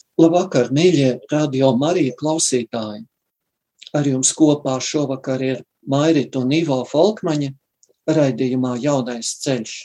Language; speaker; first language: Latvian; native; Latvian